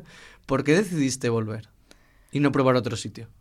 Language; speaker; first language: Spanish; native; Spanish